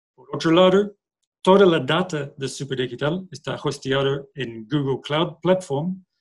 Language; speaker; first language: Spanish; non-native, fluent; English